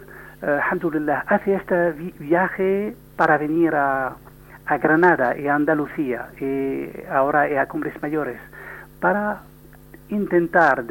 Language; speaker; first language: Spanish; non-native, learner; French